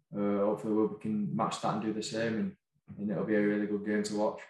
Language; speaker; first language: English; native; English